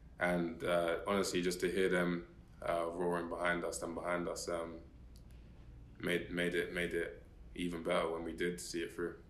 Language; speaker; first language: English; native; English